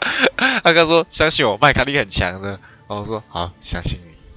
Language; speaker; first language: Chinese; native; Chinese